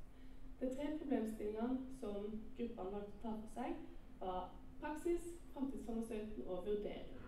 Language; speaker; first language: Norwegian; native; Norwegian